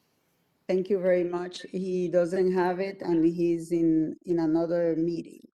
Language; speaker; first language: English; non-native, fluent; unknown